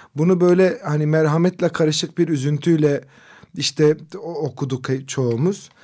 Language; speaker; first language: Turkish; non-native, local second language; Kurdish